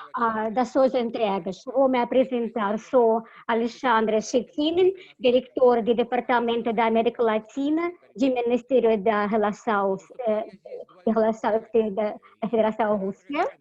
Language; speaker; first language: Portuguese; non-native, fluent; Russian